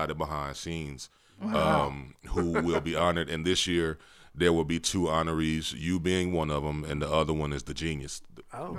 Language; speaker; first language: English; native; English